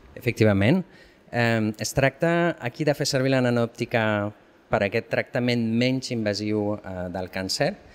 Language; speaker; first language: Catalan; non-native, fluent; French